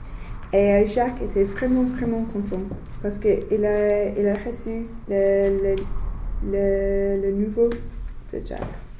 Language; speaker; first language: French; non-native, learner; English